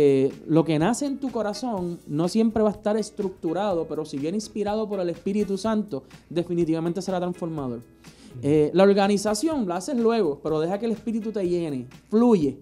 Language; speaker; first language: Spanish; native; Spanish